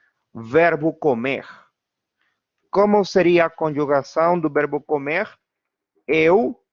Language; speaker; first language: Portuguese; non-native, fluent; Spanish